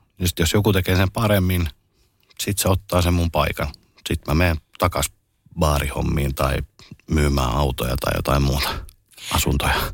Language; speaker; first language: Finnish; native; Finnish